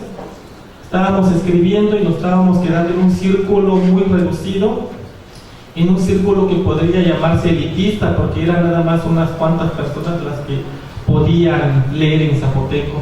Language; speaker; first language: Spanish; non-native, local second language; Zapotec